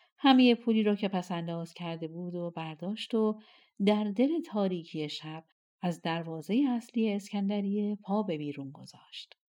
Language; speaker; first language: Persian; native; Persian